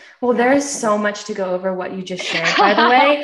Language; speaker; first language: English; early bilingual, other home language; Korean